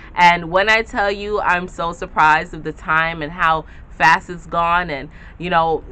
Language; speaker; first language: English; native; English